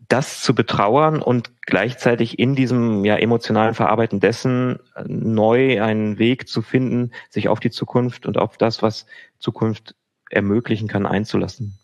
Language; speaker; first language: German; native; German